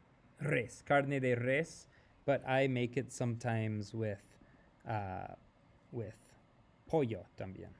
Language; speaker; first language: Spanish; non-native, fluent; English